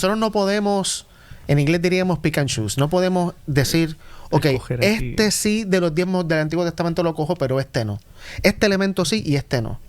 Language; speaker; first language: Spanish; native; Spanish